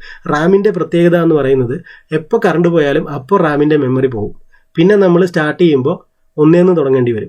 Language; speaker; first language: Malayalam; native; Malayalam